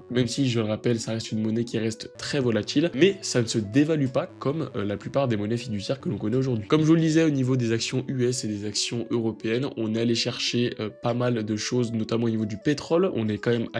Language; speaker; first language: French; native; French